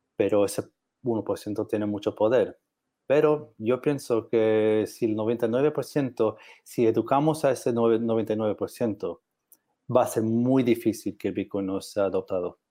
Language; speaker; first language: Spanish; non-native, learner; English